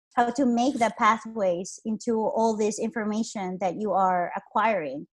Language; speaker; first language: English; non-native, fluent; Spanish